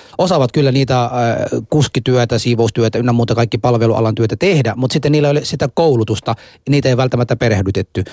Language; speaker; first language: Finnish; non-native, fluent; Somali